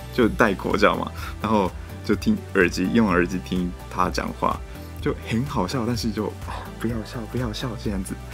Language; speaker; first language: Chinese; non-native, fluent; Japanese